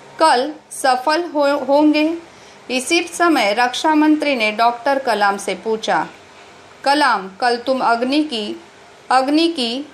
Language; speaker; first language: Hindi; non-native, local second language; Marathi